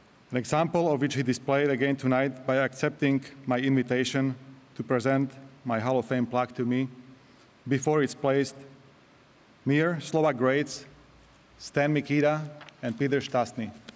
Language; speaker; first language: English; non-native, fluent; Slovak